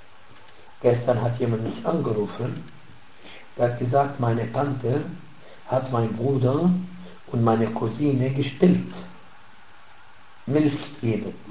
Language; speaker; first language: German; non-native, fluent; Arabic